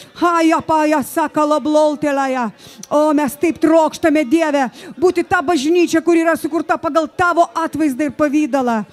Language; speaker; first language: Lithuanian; non-native, local second language; Russian